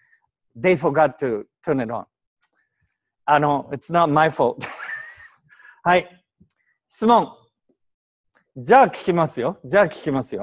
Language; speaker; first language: Japanese; native; Japanese